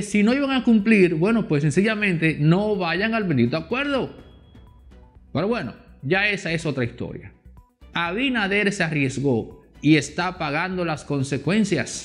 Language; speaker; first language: Spanish; native; Spanish